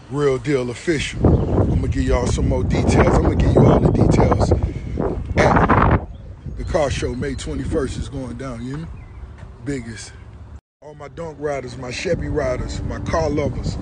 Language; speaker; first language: English; native; English